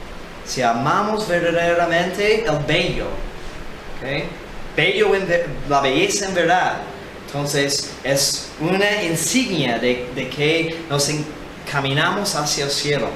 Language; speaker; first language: Spanish; non-native, fluent; English